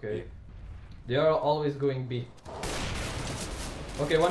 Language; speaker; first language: English; non-native, learner; Portuguese